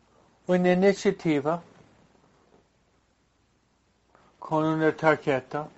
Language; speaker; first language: Spanish; non-native, fluent; English